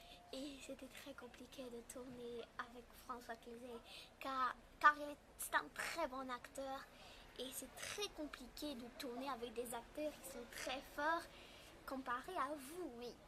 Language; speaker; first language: French; native; French